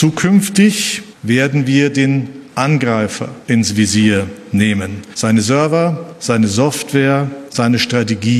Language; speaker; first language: German; native; German